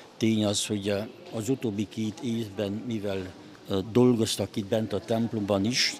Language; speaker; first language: Hungarian; non-native, local second language; German